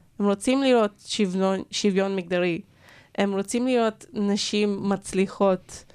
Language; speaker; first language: Hebrew; non-native, local second language; Arabic